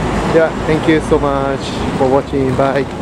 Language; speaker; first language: English; non-native, learner; Japanese